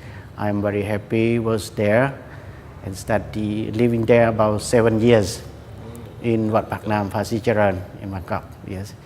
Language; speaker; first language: English; non-native, learner; Khmer